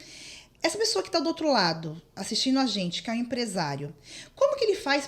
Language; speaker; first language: Portuguese; native; Portuguese